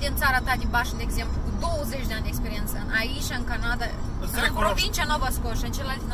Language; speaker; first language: Romanian; native; Romanian